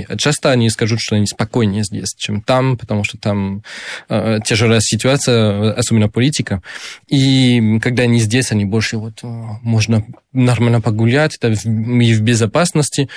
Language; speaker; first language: Russian; non-native, learner; French